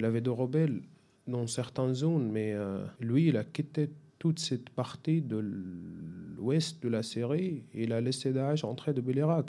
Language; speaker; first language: French; non-native, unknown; Arabic